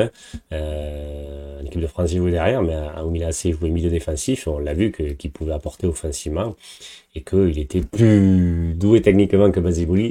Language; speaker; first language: French; native; French